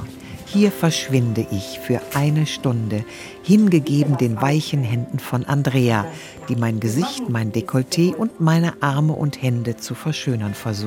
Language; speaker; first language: German; native; German